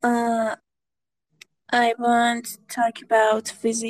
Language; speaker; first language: English; non-native, learner; Persian